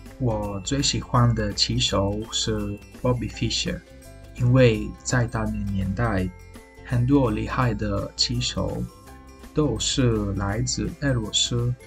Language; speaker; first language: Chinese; non-native, fluent; Italian